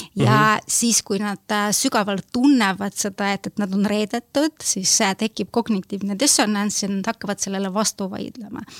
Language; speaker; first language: Estonian; non-native, local second language; Russian